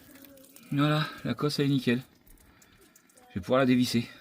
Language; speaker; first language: French; native; French